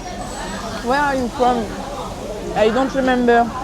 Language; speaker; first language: English; non-native, learner; French